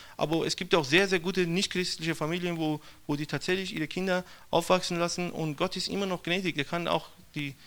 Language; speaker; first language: German; non-native, fluent; Persian